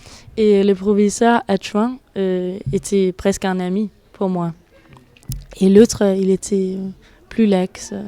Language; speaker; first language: French; non-native, fluent; Danish